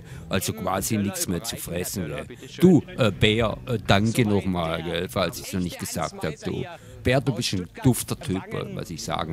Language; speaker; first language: German; native; German